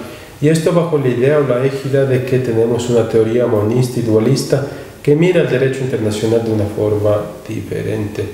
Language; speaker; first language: Spanish; native; Spanish